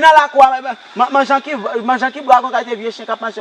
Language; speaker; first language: Haitian Creole; native; Haitian Creole